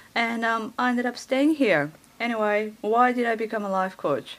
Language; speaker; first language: English; early bilingual, other home language; Japanese